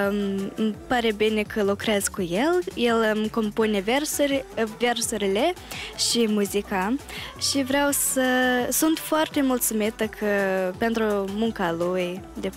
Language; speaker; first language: Romanian; early bilingual, heritage; Romanian